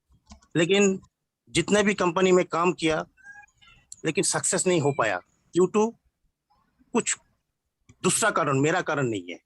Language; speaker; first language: Hindi; non-native, local second language; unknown